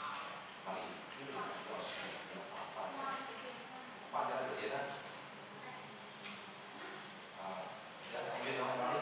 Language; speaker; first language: Chinese; non-native, fluent; Vietnamese